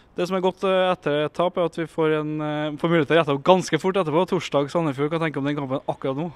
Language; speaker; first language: Norwegian; native; Norwegian